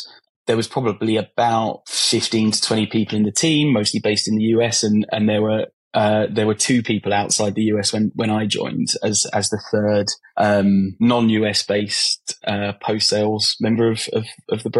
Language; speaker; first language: English; native; English